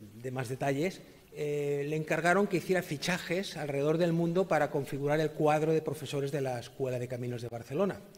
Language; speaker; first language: Spanish; native; Spanish